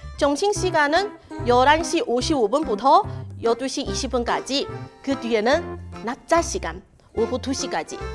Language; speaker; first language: Korean; non-native, learner; Chinese